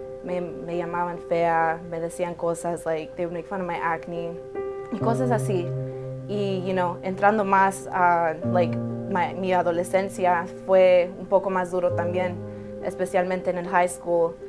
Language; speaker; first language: Spanish; early bilingual, heritage; Spanish